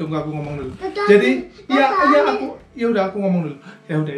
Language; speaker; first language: Indonesian; native; Indonesian